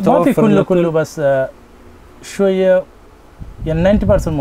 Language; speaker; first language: Arabic; non-native, learner; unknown